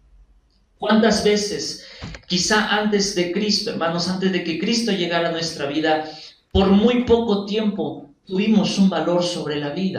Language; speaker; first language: Spanish; native; Spanish